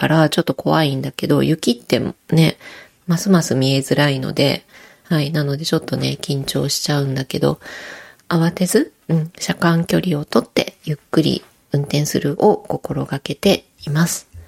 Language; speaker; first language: Japanese; native; Japanese